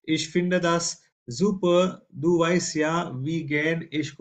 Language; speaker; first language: German; non-native, fluent; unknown